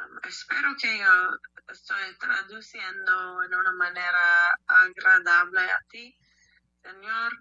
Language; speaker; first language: Spanish; non-native, learner; English